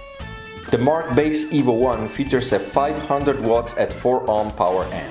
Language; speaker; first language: English; non-native, fluent; Italian